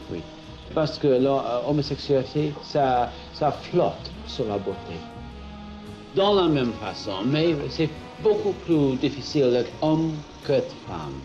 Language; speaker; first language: French; non-native, learner; English